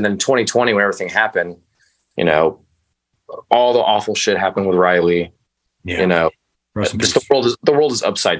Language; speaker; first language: English; native; English